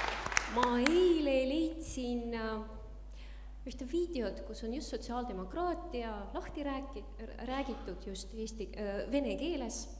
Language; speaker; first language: Estonian; early bilingual, heritage; Estonian